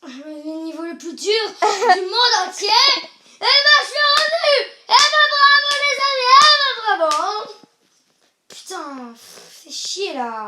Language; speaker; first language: French; native; French